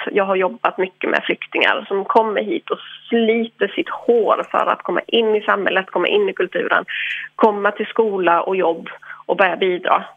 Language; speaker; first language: Swedish; early bilingual, other home language; English